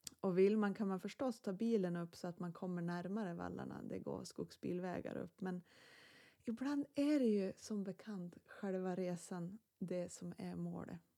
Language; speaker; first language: Swedish; native; Swedish